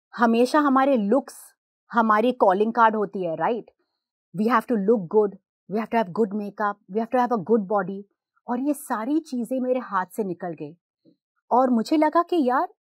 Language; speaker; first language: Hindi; non-native, local second language; Gujarati